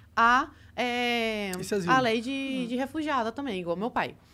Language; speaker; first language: Portuguese; early bilingual, other home language; Spanish